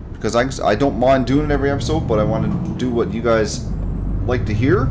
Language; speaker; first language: English; native; English